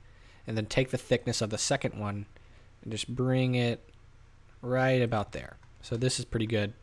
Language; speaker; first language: English; native; English